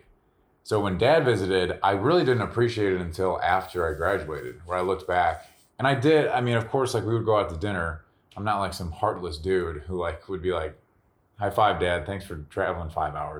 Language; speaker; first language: English; native; English